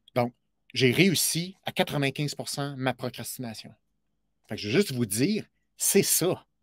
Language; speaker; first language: French; native; French